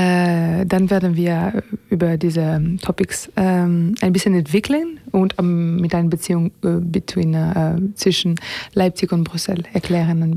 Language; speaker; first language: German; non-native, learner; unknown